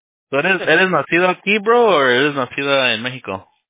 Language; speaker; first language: Spanish; early bilingual, heritage; Spanish